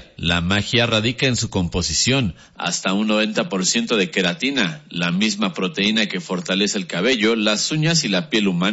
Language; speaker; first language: Spanish; native; Spanish